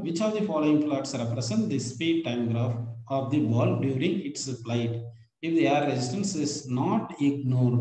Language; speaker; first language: English; non-native, local second language; Tamil